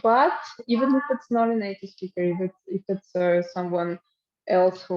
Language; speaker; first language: English; non-native, fluent; Russian